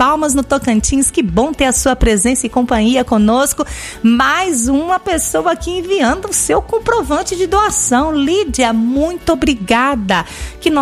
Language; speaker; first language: Portuguese; native; Portuguese